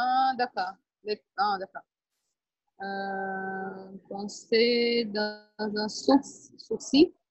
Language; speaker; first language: French; non-native, learner; Portuguese